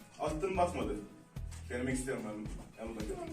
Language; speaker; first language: Turkish; native; Turkish